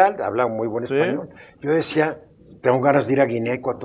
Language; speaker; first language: Spanish; native; Spanish